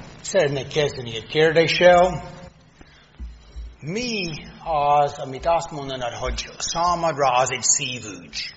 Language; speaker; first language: Hungarian; non-native, fluent; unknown